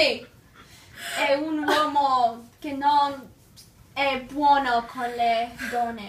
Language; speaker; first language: Italian; non-native, learner; English